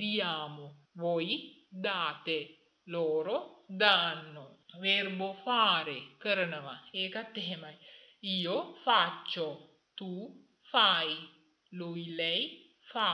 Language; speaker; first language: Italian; non-native, fluent; Sinhala